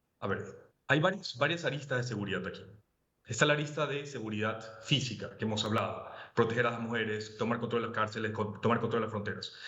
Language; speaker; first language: Spanish; native; Spanish